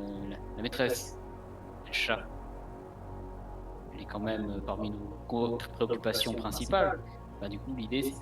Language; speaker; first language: French; native; French